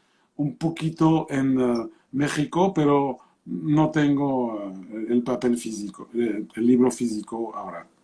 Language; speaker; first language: Spanish; non-native, fluent; French